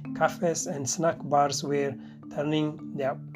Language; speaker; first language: English; non-native, fluent; Tigrinya